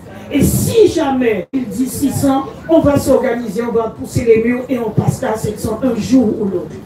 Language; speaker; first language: French; native; French